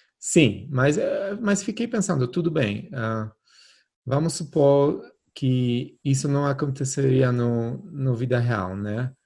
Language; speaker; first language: Portuguese; non-native, fluent; Polish